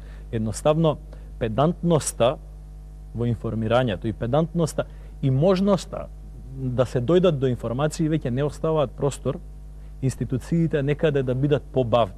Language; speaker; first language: Macedonian; native; Macedonian